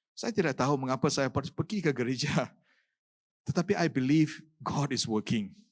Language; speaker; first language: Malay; non-native, local second language; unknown